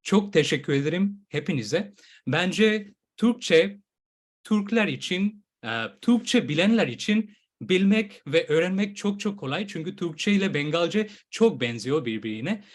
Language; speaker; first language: Turkish; non-native, fluent; Bangla